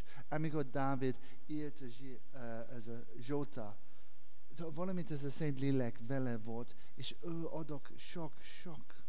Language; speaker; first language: Hungarian; non-native, learner; English